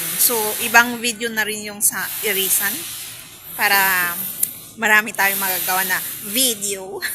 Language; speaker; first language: Filipino; non-native, local second language; Iloko